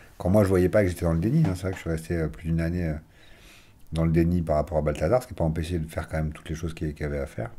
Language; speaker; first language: French; native; French